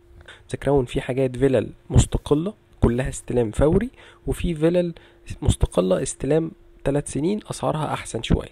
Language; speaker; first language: Arabic; native; Arabic